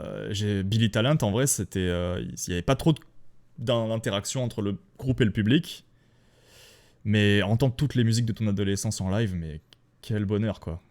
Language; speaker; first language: French; native; French